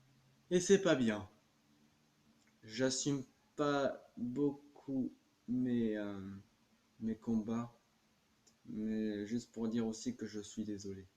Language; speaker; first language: French; native; French